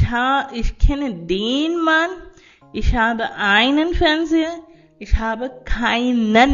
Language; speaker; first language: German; non-native, fluent; Hindi